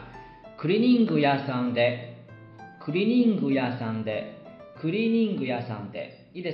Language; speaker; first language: Japanese; non-native, fluent; Chinese